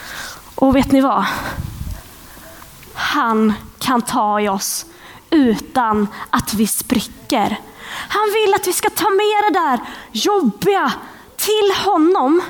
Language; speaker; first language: Swedish; native; Swedish